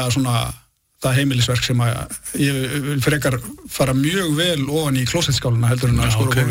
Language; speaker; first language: Icelandic; native; Icelandic